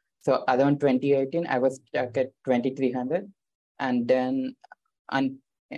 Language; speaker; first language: English; non-native, local second language; Telugu